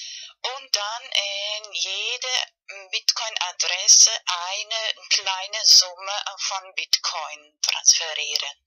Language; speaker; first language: German; non-native, fluent; Spanish